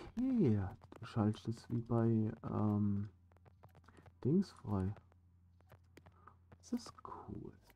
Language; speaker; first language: German; native; German